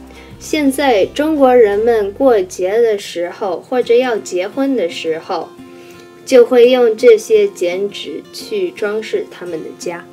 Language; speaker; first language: Chinese; non-native, learner; English